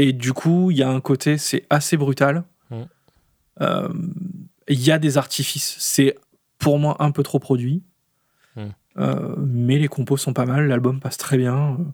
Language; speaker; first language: French; native; French